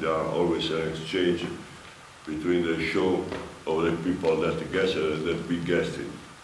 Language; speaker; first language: English; non-native, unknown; Italian